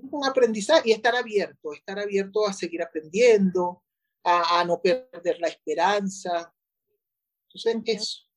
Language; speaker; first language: Spanish; native; Spanish